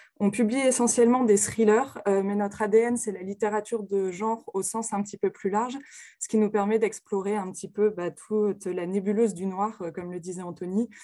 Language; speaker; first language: French; native; French